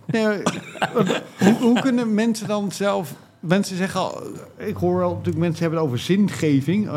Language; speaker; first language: Dutch; native; Dutch